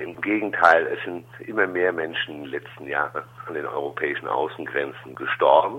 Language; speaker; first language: German; native; German